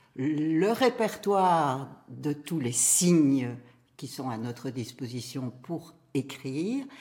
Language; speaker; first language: French; native; French